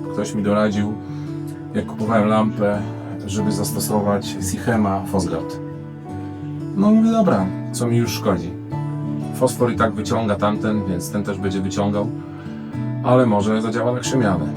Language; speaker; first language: Polish; native; Polish